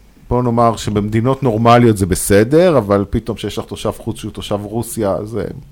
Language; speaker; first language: Hebrew; native; Hebrew